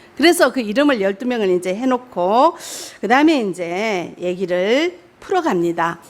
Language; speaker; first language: Korean; native; Korean